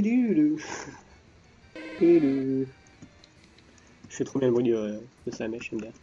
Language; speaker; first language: French; native; French